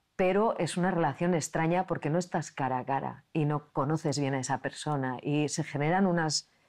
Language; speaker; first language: Spanish; non-native, local second language; Basque